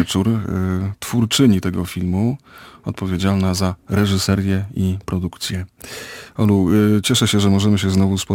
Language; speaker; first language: Polish; native; Polish